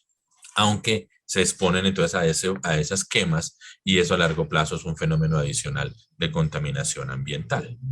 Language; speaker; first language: Spanish; native; Spanish